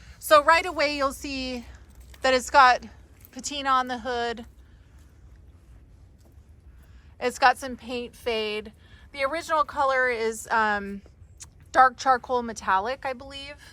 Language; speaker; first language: English; native; English